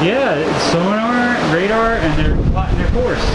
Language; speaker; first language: English; native; English